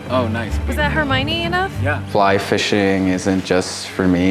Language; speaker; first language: English; native; English